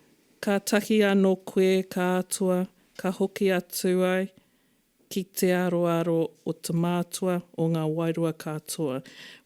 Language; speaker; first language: Māori; non-native, local second language; English